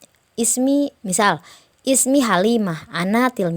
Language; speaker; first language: Arabic; non-native, fluent; Indonesian